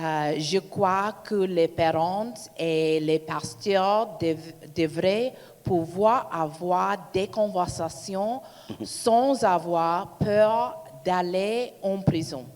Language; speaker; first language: French; non-native, learner; English